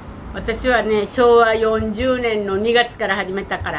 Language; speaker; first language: Japanese; native; Japanese